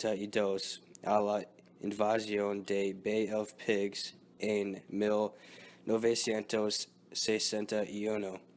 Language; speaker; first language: Spanish; non-native, learner; English